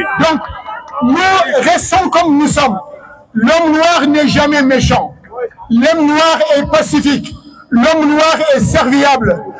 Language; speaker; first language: French; non-native, local second language; Soninke